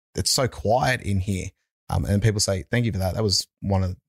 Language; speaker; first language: English; native; English